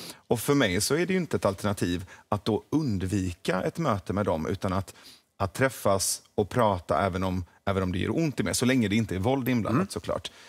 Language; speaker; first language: Swedish; early bilingual, other home language; Persian